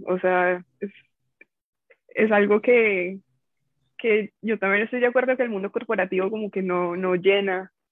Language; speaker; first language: Spanish; native; Spanish